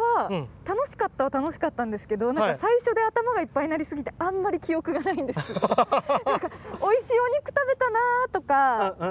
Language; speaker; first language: Japanese; native; Japanese